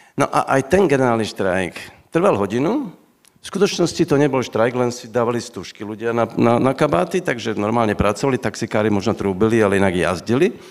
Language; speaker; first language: Slovak; native; Slovak